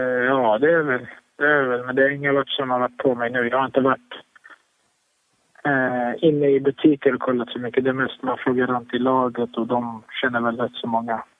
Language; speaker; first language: Swedish; early bilingual, other home language; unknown